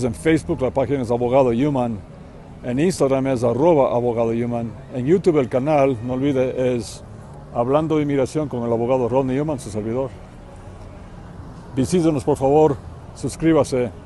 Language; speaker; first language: Spanish; native; Spanish